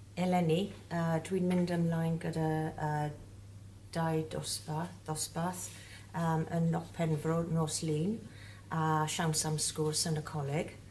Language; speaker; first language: Welsh; non-native, local second language; English